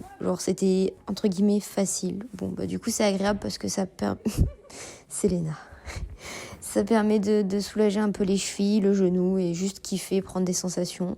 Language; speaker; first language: French; native; French